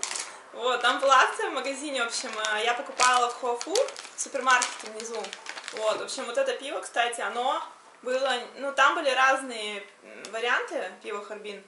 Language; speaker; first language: Russian; native; Russian